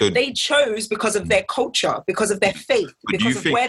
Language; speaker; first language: English; native; English